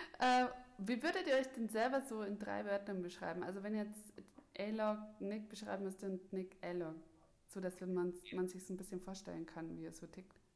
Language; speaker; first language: German; native; German